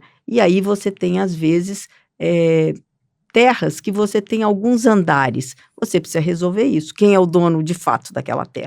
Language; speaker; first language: Portuguese; native; Portuguese